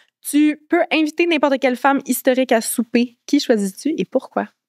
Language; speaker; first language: French; native; French